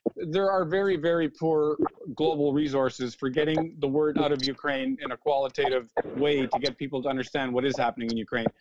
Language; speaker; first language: English; early bilingual, other home language; Ukrainian